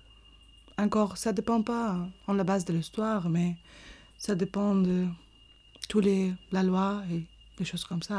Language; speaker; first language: French; non-native, learner; Arabic